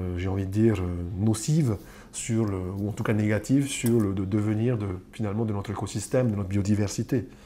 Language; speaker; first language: French; native; French